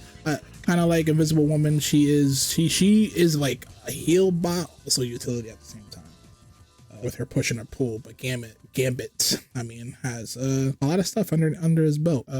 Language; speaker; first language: English; native; English